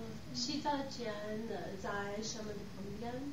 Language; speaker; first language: Chinese; non-native, learner; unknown